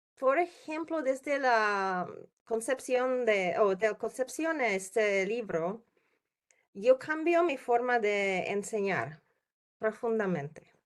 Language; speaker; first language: Spanish; non-native, learner; Czech